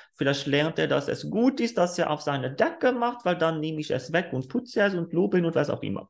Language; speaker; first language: German; non-native, fluent; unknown